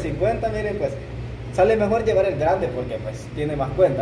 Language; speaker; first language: Spanish; native; Spanish